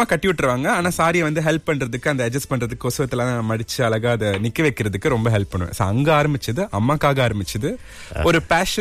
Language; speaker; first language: Tamil; early bilingual, heritage; Tamil